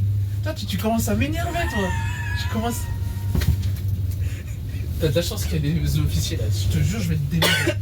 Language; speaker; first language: French; native; French